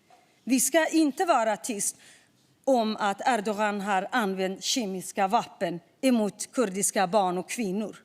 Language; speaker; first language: Swedish; non-native, fluent; Kurdish